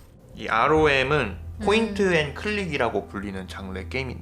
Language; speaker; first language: Korean; native; Korean